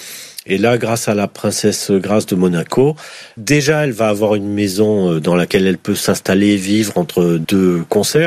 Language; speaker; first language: French; native; French